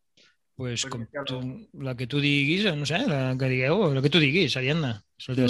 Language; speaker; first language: Catalan; native; Catalan